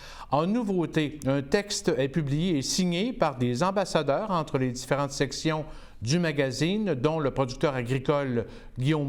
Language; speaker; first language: French; native; French